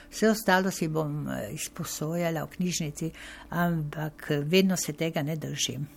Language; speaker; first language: Slovenian; native; Slovenian